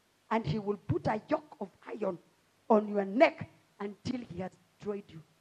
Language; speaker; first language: English; non-native, local second language; Swahili